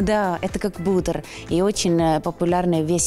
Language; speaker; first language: Russian; non-native, local second language; Estonian